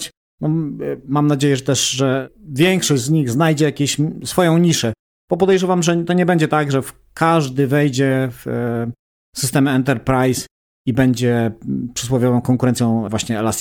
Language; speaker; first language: Polish; native; Polish